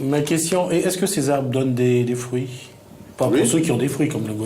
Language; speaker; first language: French; native; French